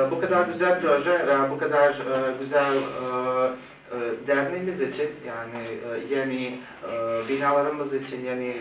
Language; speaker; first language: Turkish; non-native, fluent; Bosnian